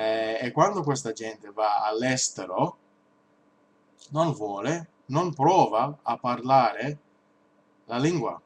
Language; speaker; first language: Italian; non-native, learner; English